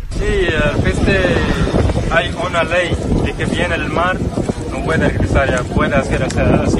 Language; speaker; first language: Spanish; non-native, learner; Arabic